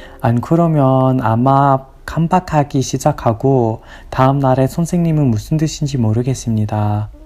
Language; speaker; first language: Korean; non-native, learner; English